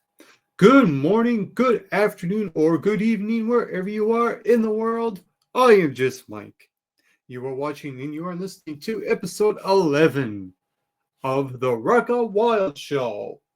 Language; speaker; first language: English; native; English